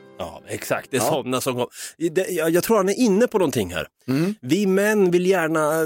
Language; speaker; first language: Swedish; native; Swedish